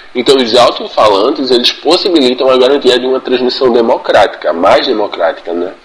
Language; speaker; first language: Portuguese; native; Portuguese